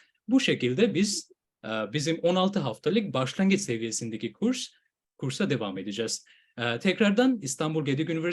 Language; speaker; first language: Turkish; non-native, fluent; Bangla